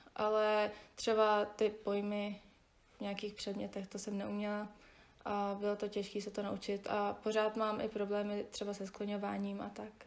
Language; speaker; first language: Czech; early bilingual, heritage; Czech